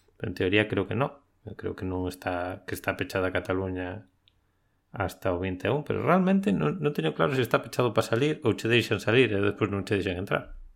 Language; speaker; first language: Galician; native; Galician